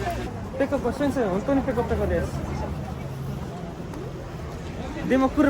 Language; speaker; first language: Japanese; non-native, learner; Nepali